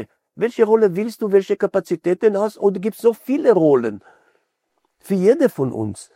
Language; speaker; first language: German; non-native, fluent; Hebrew